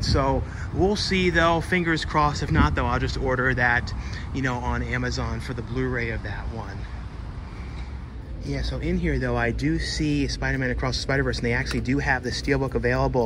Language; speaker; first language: English; native; English